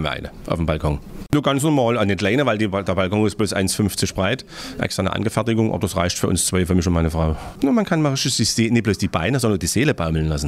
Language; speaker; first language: German; native; German